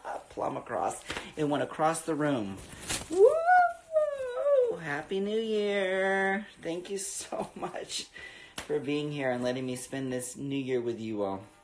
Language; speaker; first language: English; early bilingual, other home language; Spanish